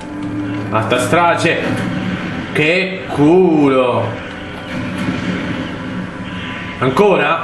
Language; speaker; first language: Italian; native; Italian